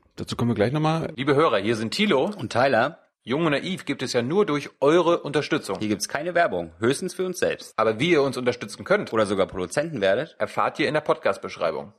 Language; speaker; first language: German; native; German